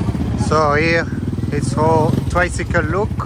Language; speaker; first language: English; non-native, learner; Dutch